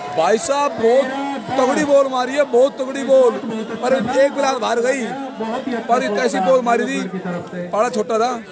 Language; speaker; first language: Hindi; native; Hindi